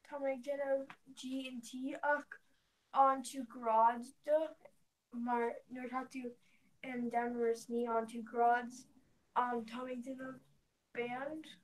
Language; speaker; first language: Irish; non-native, learner; English